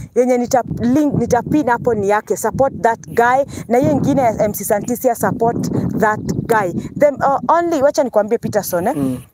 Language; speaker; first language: Swahili; non-native, local second language; Kikuyu